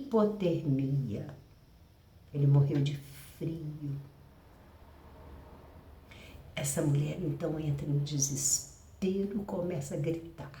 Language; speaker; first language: Portuguese; native; Portuguese